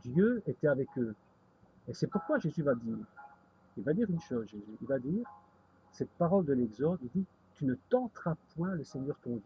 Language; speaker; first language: French; native; French